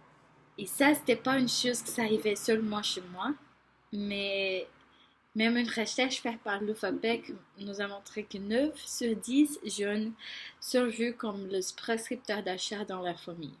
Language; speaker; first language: French; non-native, fluent; Portuguese